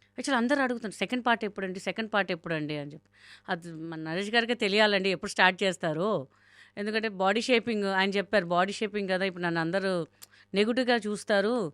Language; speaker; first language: Telugu; non-native, local second language; Hindi